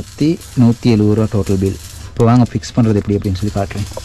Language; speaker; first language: Tamil; native; Tamil